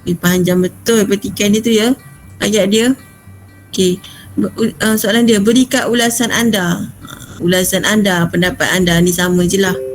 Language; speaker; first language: Malay; native; Malay